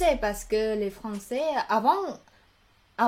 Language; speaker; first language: French; non-native, learner; Khmer